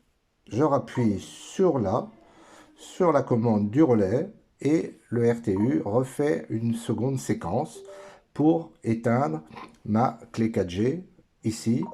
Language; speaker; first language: French; native; French